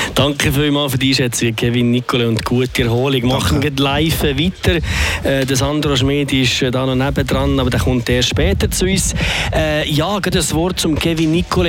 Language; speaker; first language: German; native; German